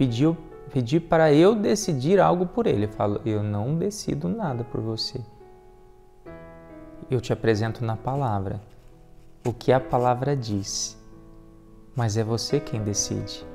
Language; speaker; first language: Portuguese; native; Portuguese